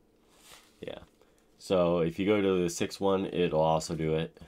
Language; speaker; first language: English; native; English